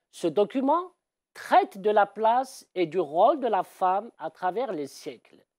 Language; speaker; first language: French; non-native, local second language; Arabic